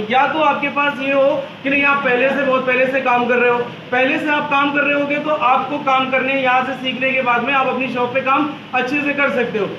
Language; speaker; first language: Hindi; native; Hindi